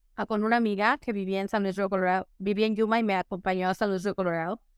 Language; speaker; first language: Spanish; native; Spanish